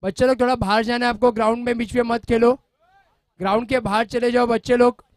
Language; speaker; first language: Hindi; non-native, local second language; Marathi